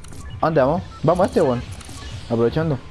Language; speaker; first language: Spanish; native; Spanish